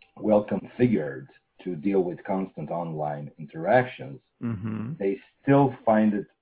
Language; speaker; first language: English; non-native, fluent; Russian